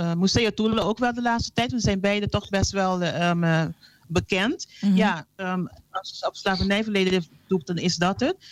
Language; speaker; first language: Dutch; non-native, local second language; Papiamento